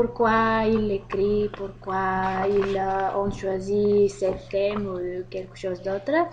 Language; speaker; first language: French; non-native, learner; Bulgarian